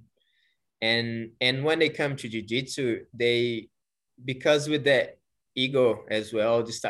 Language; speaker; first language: English; non-native, fluent; Portuguese